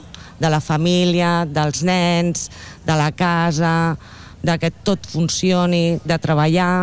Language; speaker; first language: Catalan; non-native, local second language; Spanish